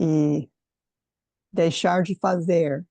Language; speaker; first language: Portuguese; non-native, fluent; English